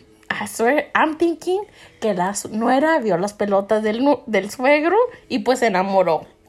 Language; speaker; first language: Spanish; early bilingual, heritage; Spanish